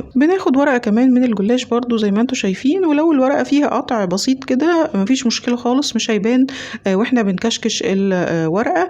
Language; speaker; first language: Arabic; native; Arabic